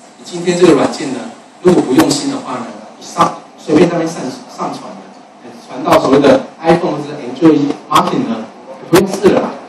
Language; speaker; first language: Chinese; native; Chinese